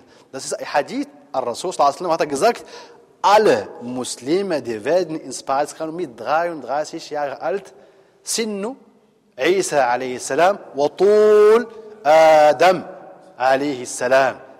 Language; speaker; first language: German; non-native, fluent; Arabic